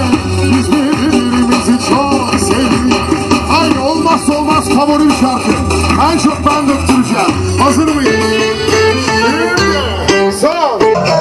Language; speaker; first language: Turkish; native; Turkish